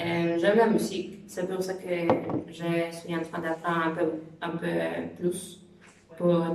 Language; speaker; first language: French; non-native, learner; Spanish